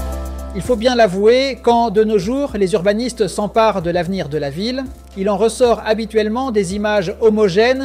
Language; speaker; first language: French; native; French